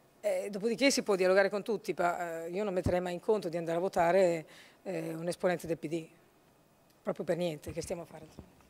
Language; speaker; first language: Italian; native; Italian